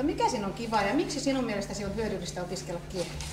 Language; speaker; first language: Finnish; native; Finnish